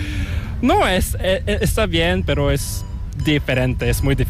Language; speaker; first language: Spanish; non-native, fluent; Korean